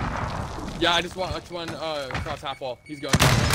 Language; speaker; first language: English; native; English